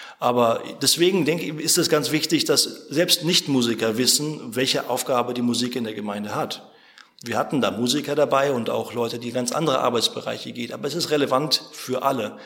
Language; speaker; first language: German; native; German